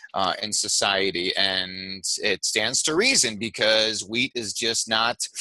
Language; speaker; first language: English; native; English